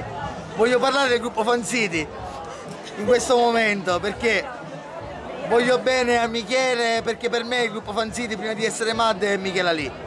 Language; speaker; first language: Italian; native; Italian